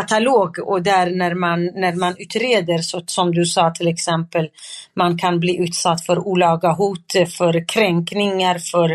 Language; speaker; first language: Swedish; non-native, fluent; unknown